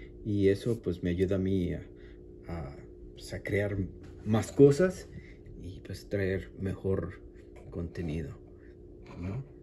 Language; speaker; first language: Spanish; native; Spanish